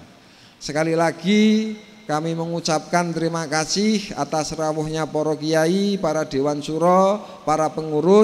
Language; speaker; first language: Indonesian; native; Indonesian